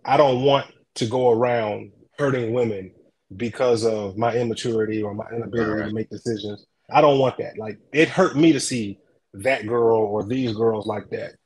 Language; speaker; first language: English; native; English